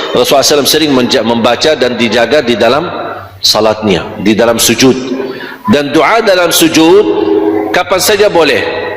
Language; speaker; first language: Malay; non-native, fluent; Arabic